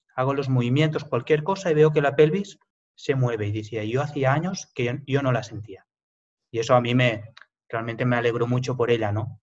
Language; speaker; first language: Spanish; native; Spanish